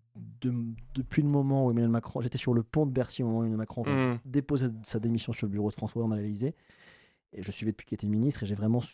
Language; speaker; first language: French; native; French